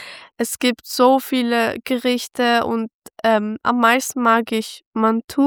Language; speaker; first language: German; early bilingual, other home language; Pashto